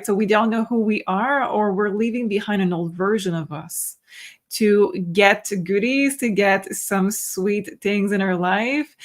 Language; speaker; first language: English; non-native, fluent; French